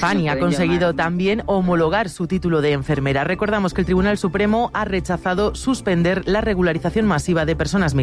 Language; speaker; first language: Spanish; native; Spanish